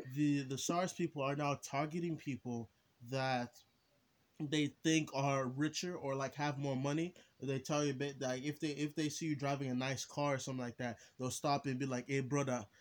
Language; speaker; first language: English; early bilingual, other home language; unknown